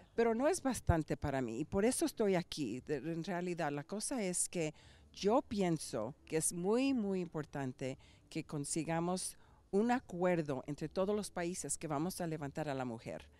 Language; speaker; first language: Spanish; early bilingual, heritage; Spanish